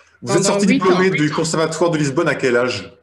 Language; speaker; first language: French; native; French